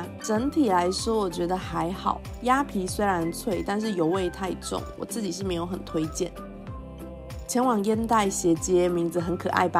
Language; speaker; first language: Chinese; native; Chinese